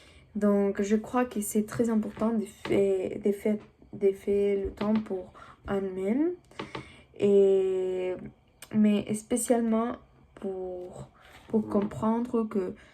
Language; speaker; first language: French; non-native, learner; Spanish